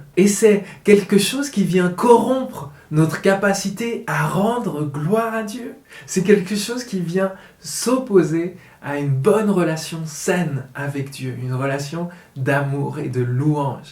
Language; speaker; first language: French; native; French